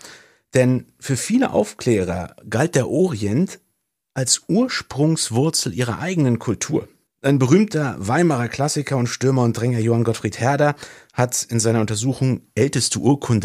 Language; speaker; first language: German; native; German